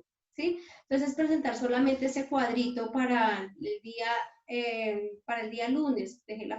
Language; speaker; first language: Spanish; native; Spanish